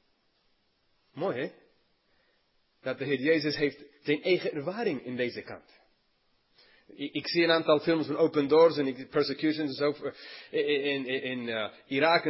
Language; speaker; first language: Dutch; non-native, fluent; English